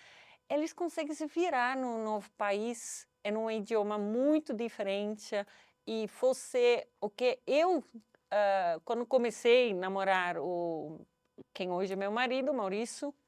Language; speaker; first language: Portuguese; non-native, fluent; Dutch